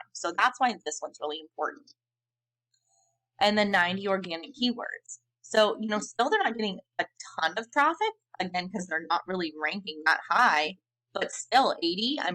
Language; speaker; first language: English; native; English